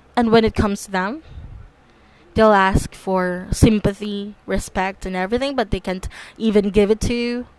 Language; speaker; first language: English; non-native, local second language; Filipino